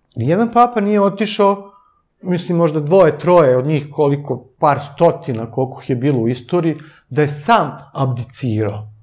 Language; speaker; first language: Serbian; native; Serbian